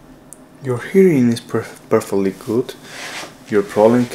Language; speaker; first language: English; non-native, learner; Spanish